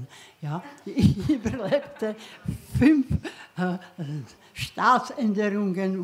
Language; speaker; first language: German; non-native, learner; Czech